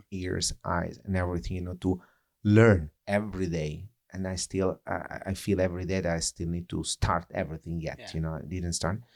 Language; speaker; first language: English; non-native, fluent; Italian